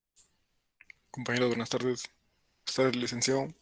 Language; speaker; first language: Spanish; native; Spanish